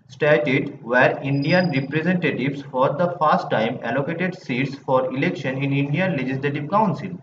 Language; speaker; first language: English; non-native, local second language; Bangla